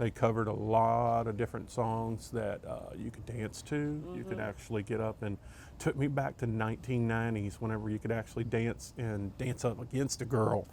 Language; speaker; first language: English; native; English